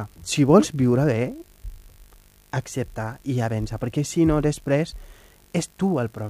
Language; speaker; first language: Catalan; non-native, fluent; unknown